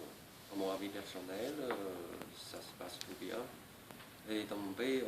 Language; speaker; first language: French; non-native, learner; Chinese